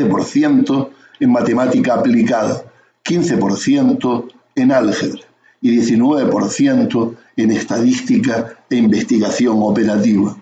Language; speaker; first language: Spanish; native; Spanish